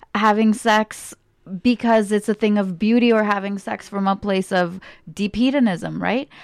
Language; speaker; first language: English; early bilingual, other home language; Ukrainian